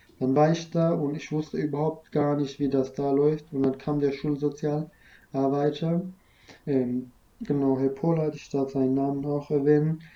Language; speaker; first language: German; non-native, fluent; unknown